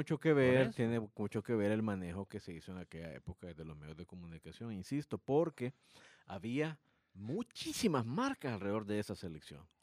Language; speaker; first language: Spanish; native; Spanish